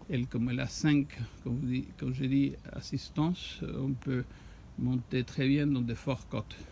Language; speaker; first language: French; non-native, fluent; Spanish